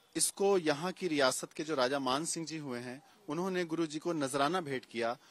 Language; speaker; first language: Hindi; native; Hindi